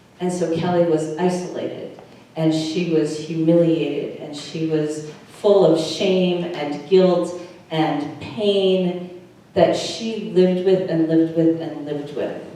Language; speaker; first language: English; native; English